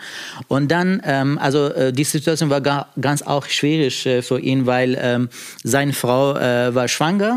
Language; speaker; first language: German; non-native, fluent; Persian